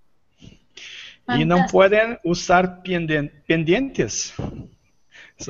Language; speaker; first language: Spanish; non-native, learner; Portuguese